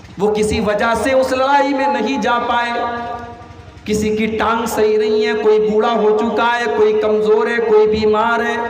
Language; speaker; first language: Urdu; native; Urdu